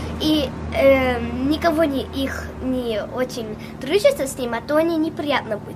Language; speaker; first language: Russian; early bilingual, heritage; Russian